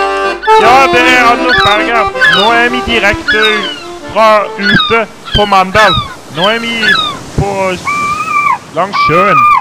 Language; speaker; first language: Norwegian; native; Norwegian